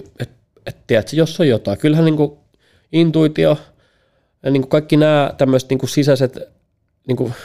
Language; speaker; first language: Finnish; early bilingual, other home language; Bosnian